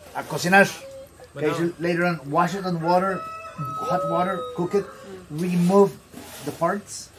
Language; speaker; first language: English; non-native, fluent; Spanish